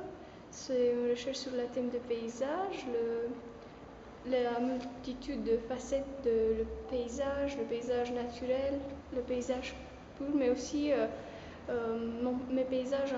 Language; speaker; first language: French; non-native, fluent; Romanian